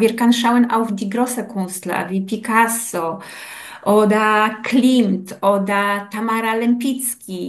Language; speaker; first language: German; non-native, learner; Polish